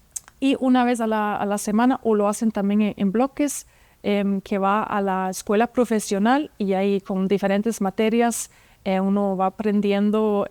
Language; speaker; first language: Spanish; non-native, fluent; German